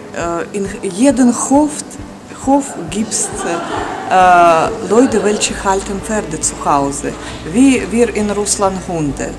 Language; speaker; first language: German; non-native, learner; Russian